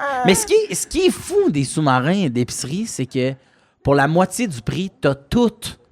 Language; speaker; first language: French; native; French